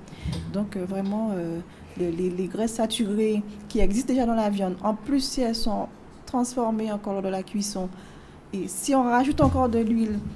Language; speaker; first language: French; native; French